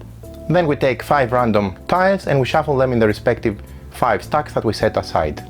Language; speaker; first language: English; non-native, fluent; Greek